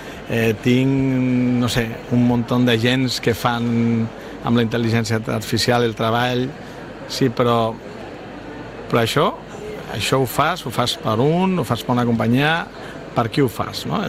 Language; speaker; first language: Catalan; non-native, local second language; Spanish